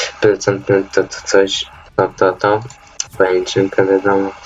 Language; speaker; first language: Polish; native; Polish